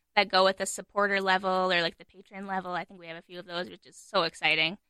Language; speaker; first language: English; native; English